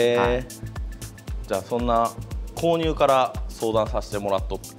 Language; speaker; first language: Japanese; native; Japanese